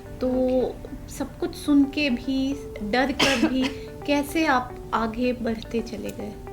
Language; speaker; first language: Hindi; native; Hindi